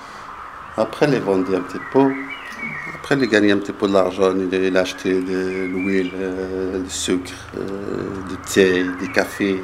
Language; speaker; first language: French; non-native, learner; Arabic